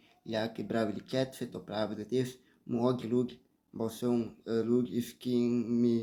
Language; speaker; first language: Polish; early bilingual, heritage; Portuguese